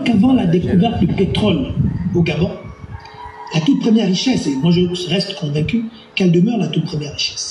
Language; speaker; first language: French; native; French